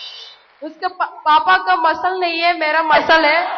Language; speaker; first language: Hindi; non-native, local second language; Manipuri